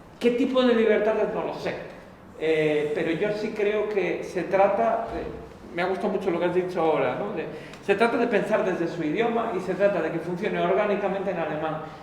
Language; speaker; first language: Spanish; native; Spanish